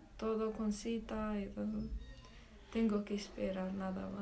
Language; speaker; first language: Spanish; non-native, learner; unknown